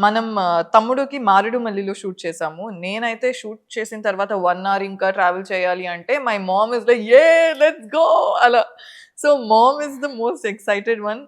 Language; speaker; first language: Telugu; non-native, fluent; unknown